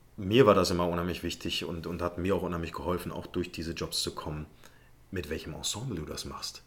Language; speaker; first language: German; early bilingual, other home language; Arabic